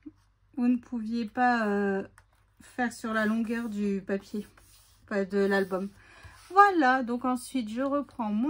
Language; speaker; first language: French; native; French